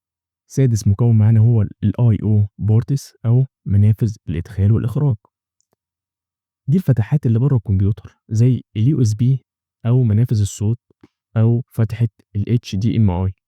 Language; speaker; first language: Arabic; native; Arabic